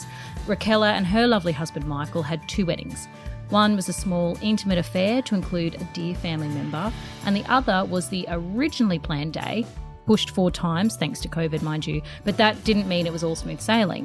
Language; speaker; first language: English; native; English